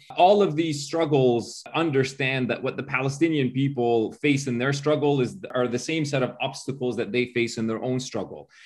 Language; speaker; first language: English; early bilingual, other home language; Arabic